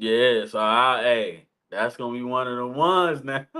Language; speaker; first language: English; native; English